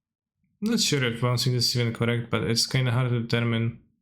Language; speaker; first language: English; non-native, fluent; Polish